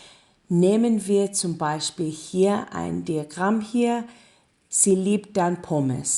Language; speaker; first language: German; non-native, learner; English